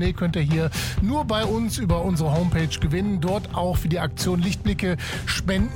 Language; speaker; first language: German; native; German